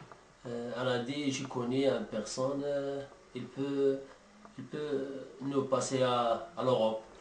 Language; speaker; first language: French; non-native, learner; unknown